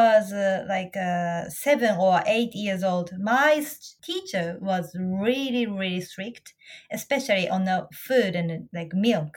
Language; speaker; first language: English; non-native, fluent; Japanese